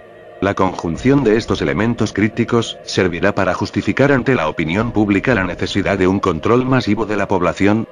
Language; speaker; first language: Spanish; native; Spanish